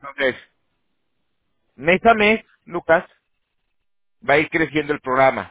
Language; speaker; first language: Spanish; native; Spanish